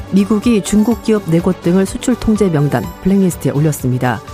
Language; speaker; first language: Korean; native; Korean